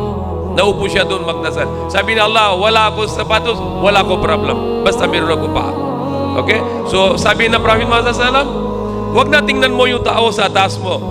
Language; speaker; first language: Filipino; non-native, learner; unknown